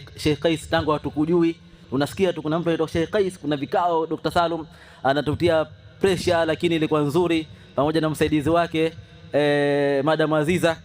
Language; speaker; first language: Swahili; native; Swahili